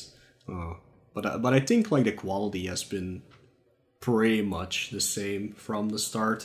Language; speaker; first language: English; non-native, fluent; Dutch